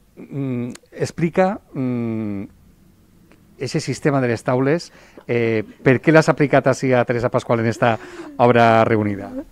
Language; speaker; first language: Catalan; native; Catalan